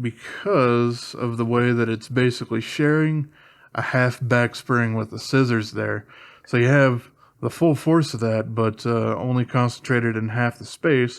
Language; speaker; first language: English; native; English